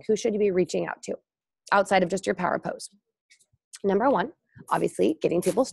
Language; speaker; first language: English; native; English